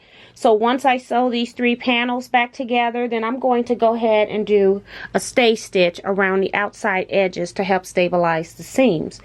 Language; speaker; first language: English; native; English